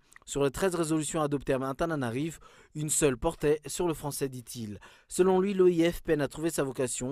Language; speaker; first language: French; non-native, local second language; Malagasy